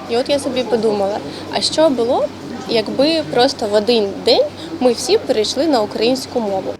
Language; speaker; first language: Ukrainian; non-native, local second language; Russian